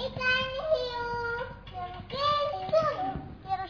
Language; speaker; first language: Indonesian; native; Indonesian